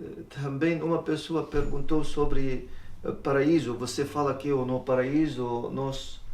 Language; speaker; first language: Portuguese; non-native, learner; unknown